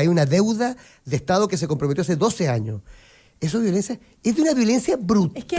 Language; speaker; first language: Spanish; native; Spanish